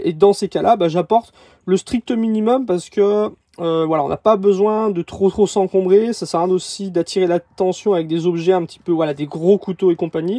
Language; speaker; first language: French; native; French